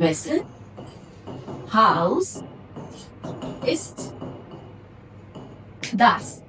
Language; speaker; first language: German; non-native, learner; Hindi